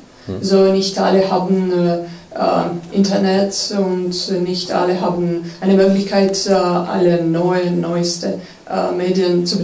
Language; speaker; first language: German; non-native, fluent; Russian